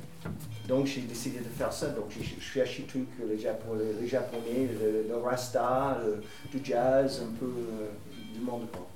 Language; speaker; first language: French; non-native, fluent; English